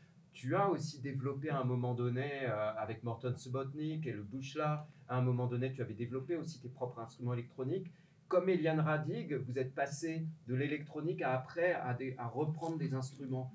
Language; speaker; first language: French; native; French